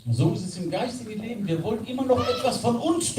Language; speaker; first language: German; native; German